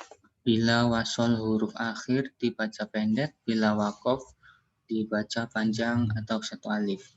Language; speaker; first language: Indonesian; native; Indonesian